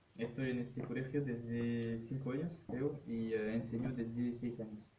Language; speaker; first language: Spanish; non-native, fluent; French